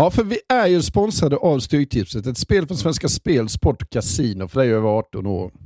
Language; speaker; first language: Swedish; native; Swedish